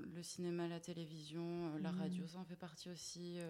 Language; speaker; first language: French; native; French